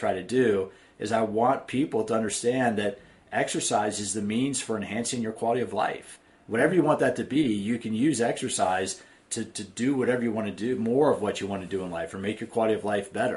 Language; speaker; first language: English; native; English